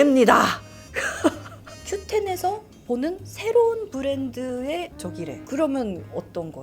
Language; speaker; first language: Korean; native; Korean